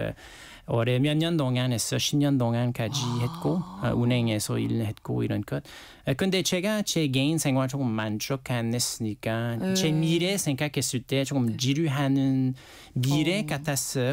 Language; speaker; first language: Korean; non-native, learner; French